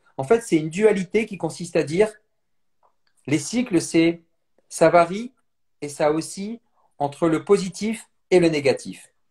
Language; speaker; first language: French; native; French